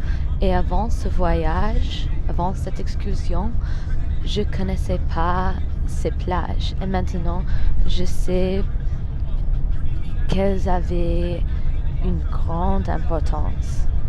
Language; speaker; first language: French; non-native, fluent; English